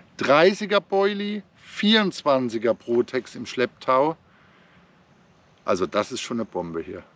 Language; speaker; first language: German; native; German